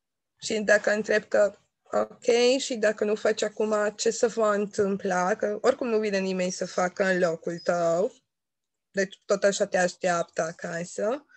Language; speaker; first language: Romanian; non-native, local second language; Hungarian